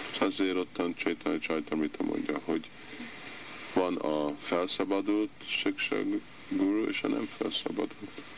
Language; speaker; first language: Hungarian; early bilingual, heritage; Hungarian